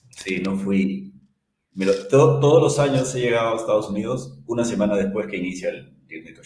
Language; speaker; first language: Spanish; native; Spanish